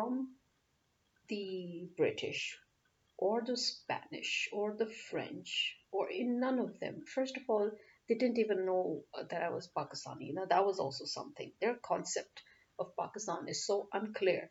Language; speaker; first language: English; non-native, local second language; Urdu